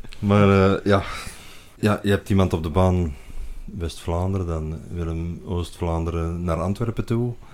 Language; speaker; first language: Dutch; native; Dutch